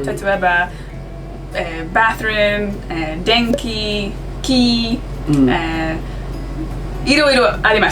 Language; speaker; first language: Japanese; non-native, learner; English